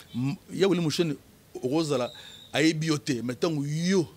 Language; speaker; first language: French; non-native, local second language; Lingala